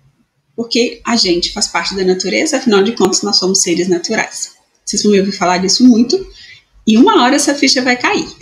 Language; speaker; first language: Portuguese; native; Portuguese